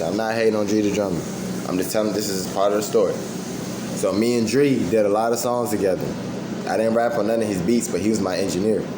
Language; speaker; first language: English; native; English